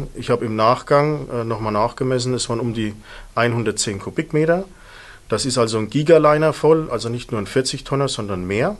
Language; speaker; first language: German; native; German